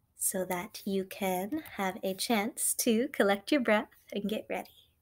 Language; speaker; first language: English; native; English